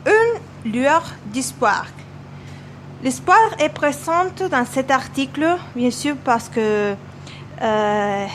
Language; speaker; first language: French; non-native, learner; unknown